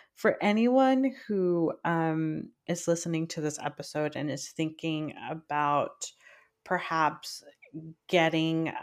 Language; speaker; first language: English; early bilingual, other home language; Spanish